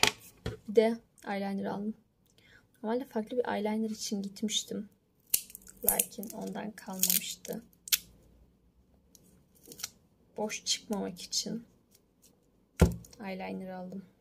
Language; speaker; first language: Turkish; native; Turkish